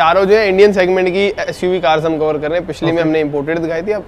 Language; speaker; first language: Hindi; native; Hindi